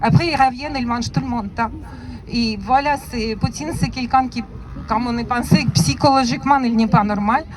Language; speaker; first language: French; non-native, learner; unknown